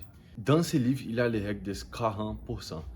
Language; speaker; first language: French; non-native, learner; Portuguese